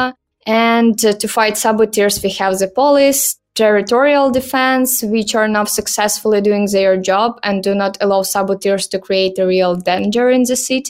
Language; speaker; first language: English; non-native, learner; Ukrainian